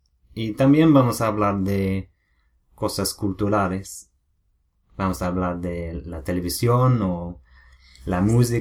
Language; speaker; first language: Spanish; non-native, learner; English